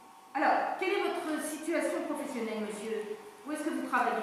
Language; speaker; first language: French; native; French